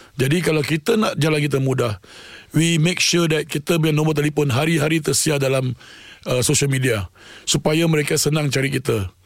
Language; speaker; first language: Malay; non-native, local second language; Tamil